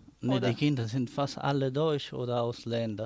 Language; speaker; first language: German; non-native, learner; Italian